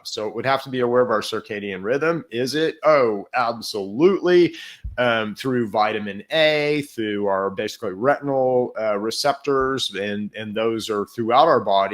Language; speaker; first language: English; native; English